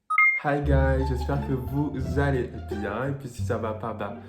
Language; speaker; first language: French; native; French